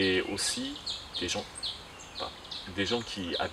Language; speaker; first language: French; non-native, fluent; Japanese